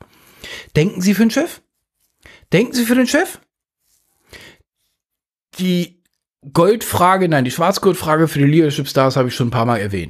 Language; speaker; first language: German; native; German